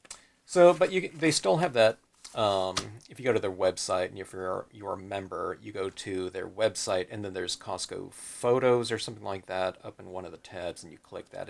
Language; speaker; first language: English; native; English